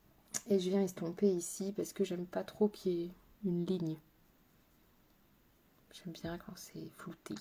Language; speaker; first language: French; native; French